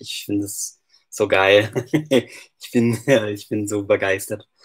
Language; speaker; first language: German; non-native, fluent; English